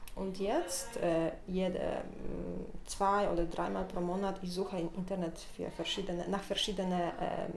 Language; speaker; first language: German; non-native, learner; Polish